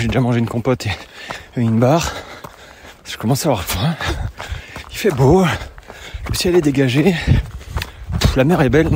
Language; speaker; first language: French; native; French